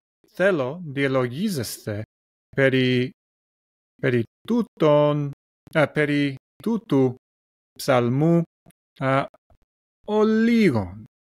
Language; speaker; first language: Greek; non-native, learner; English